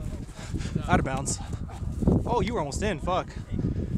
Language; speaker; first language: English; native; English